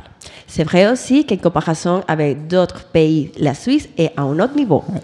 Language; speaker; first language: French; non-native, fluent; Portuguese